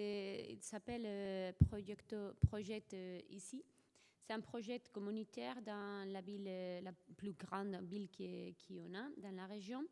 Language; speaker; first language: French; non-native, fluent; Spanish